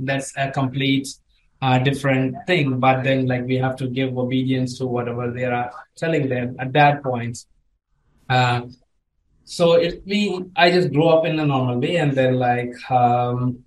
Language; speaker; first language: English; non-native, local second language; Tamil